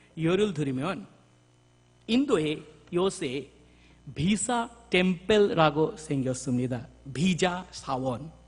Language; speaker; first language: Korean; non-native, fluent; Bangla